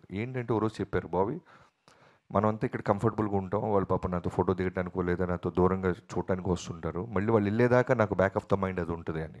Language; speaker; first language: Telugu; native; Telugu